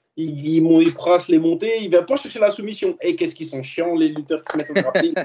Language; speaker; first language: French; native; French